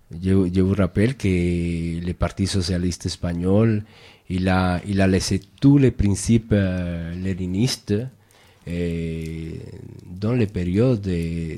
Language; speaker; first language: French; non-native, fluent; Spanish